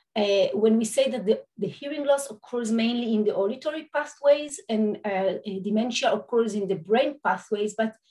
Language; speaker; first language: English; non-native, fluent; Hebrew